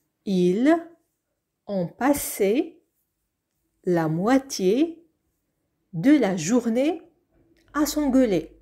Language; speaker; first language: French; non-native, fluent; Arabic